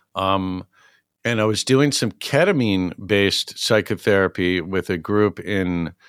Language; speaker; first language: English; native; English